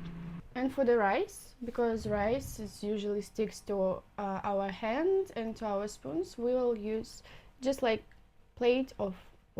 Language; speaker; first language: English; non-native, fluent; Russian